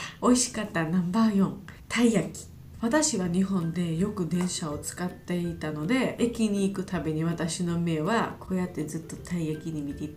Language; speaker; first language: Japanese; non-native, learner; Georgian